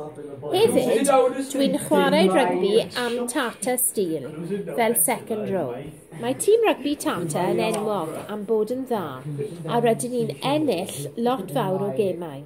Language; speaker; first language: Welsh; non-native, local second language; English